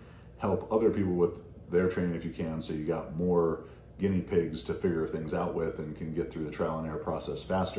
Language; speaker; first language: English; native; English